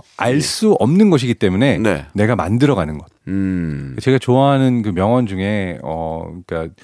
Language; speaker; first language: Korean; early bilingual, other home language; German